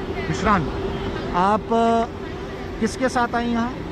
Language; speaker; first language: Hindi; native; Hindi